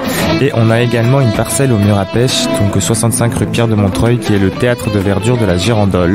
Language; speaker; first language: French; native; French